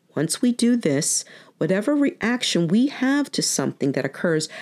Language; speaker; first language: English; native; English